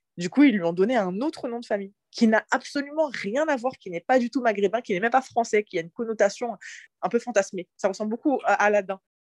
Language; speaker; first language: French; early bilingual, other home language; Arabic